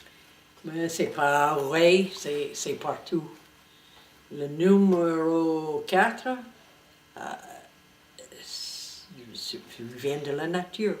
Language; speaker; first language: French; non-native, fluent; English